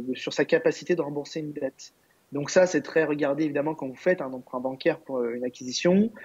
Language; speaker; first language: French; native; French